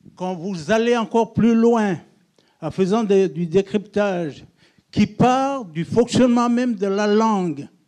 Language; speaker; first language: French; non-native, local second language; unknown